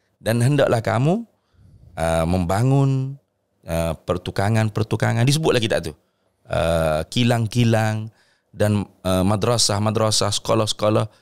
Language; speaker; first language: Malay; native; Malay